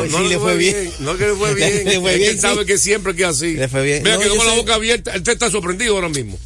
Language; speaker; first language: Spanish; native; Spanish